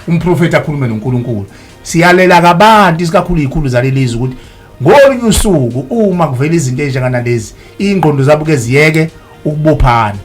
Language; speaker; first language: Zulu; native; Zulu